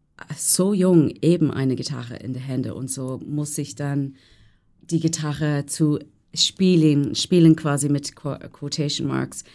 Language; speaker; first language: German; non-native, fluent; English